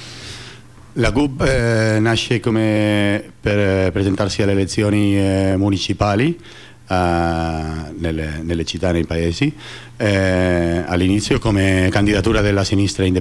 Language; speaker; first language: Italian; non-native, fluent; Catalan